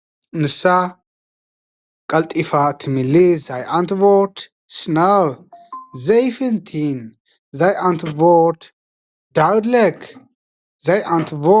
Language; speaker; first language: Dutch; non-native, fluent; Tigrinya